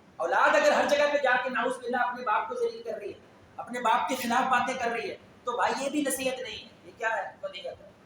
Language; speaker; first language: Urdu; non-native, local second language; Punjabi